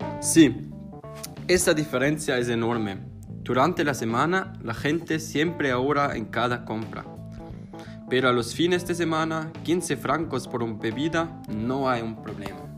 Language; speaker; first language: Spanish; non-native, learner; German